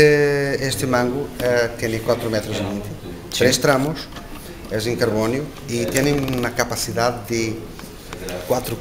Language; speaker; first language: Spanish; non-native, learner; Portuguese